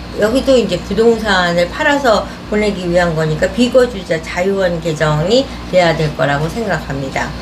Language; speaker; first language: Korean; native; Korean